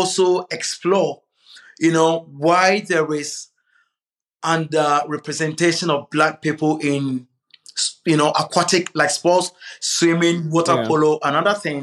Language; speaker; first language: English; non-native, local second language; Akan